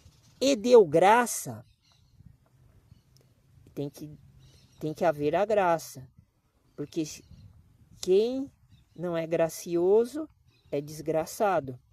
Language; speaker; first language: Portuguese; native; Portuguese